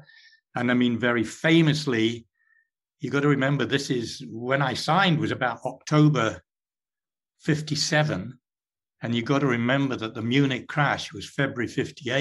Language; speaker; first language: English; native; English